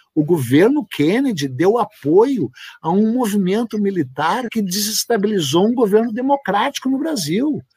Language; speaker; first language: Portuguese; native; Portuguese